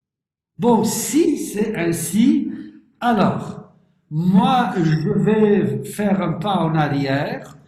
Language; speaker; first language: French; non-native, fluent; Romanian